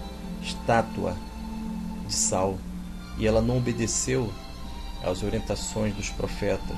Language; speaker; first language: Portuguese; native; Portuguese